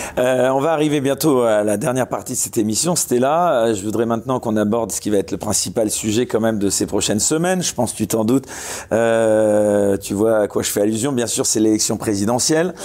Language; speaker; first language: French; native; French